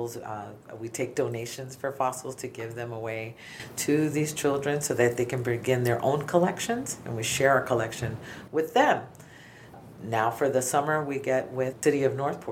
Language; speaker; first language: English; native; English